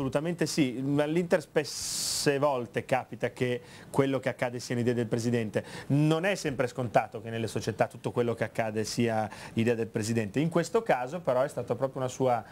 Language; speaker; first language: Italian; native; Italian